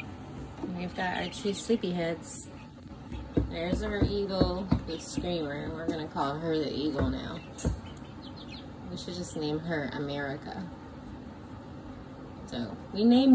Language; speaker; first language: English; native; English